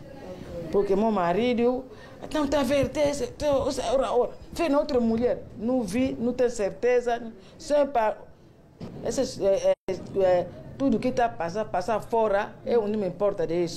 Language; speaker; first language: Portuguese; non-native, local second language; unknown